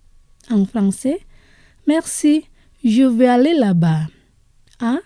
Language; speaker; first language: French; non-native, fluent; Indonesian